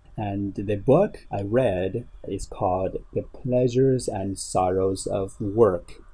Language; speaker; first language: English; non-native, fluent; Chinese